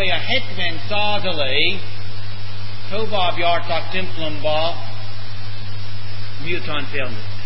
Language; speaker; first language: Hungarian; non-native, fluent; English